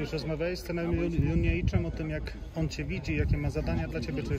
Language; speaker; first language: Polish; native; Polish